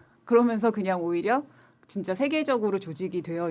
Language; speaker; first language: Korean; native; Korean